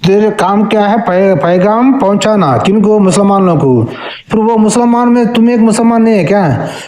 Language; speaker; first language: Hindi; non-native, local second language; Telugu